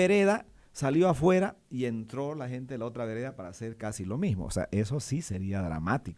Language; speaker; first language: Spanish; native; Spanish